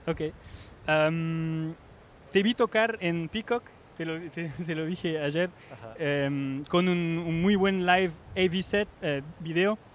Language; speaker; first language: Spanish; non-native, fluent; French